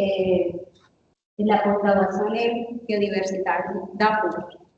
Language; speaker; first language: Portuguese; non-native, learner; Spanish